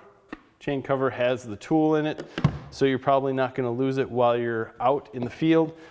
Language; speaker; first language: English; native; English